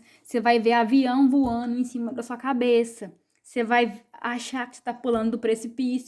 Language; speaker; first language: Portuguese; native; Portuguese